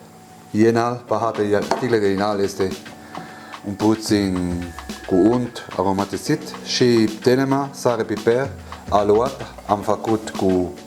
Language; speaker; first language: Romanian; non-native, learner; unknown